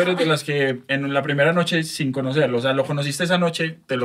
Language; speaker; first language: Spanish; native; Spanish